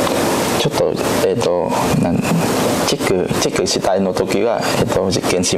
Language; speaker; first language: Japanese; non-native, learner; Vietnamese